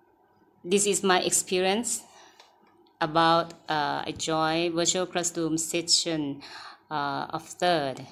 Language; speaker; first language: English; non-native, learner; Thai